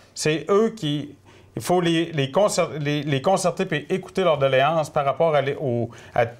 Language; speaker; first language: French; native; French